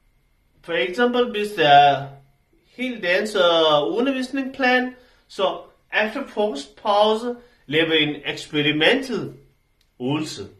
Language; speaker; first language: Danish; non-native, learner; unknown